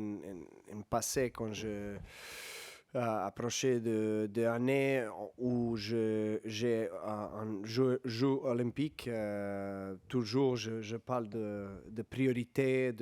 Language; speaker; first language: French; non-native, learner; Serbian